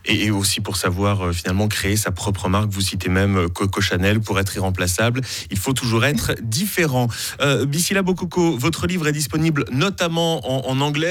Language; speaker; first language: French; native; French